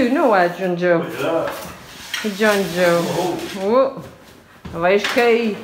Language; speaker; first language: Portuguese; early bilingual, heritage; Portuguese